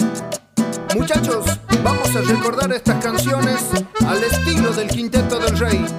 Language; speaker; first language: Spanish; native; Spanish